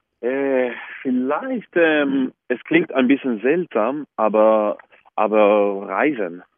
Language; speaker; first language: German; non-native, fluent; Hebrew